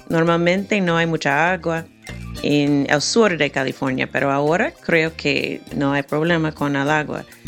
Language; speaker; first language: Spanish; non-native, fluent; English